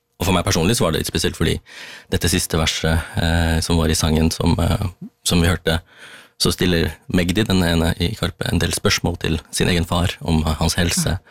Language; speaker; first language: Norwegian; early bilingual, other home language; Tamil